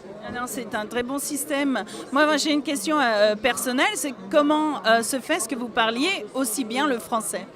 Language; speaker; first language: French; native; French